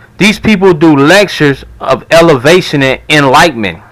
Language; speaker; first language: English; native; English